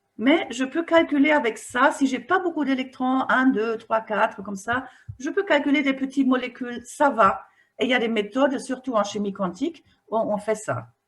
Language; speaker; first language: French; non-native, fluent; German